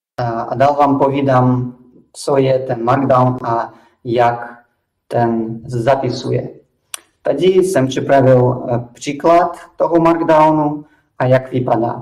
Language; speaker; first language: Czech; non-native, fluent; Russian